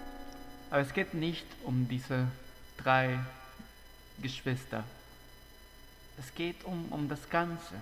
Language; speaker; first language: German; non-native, fluent; Spanish